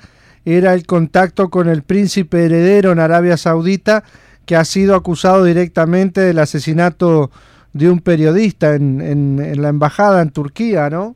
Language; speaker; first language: Spanish; native; Spanish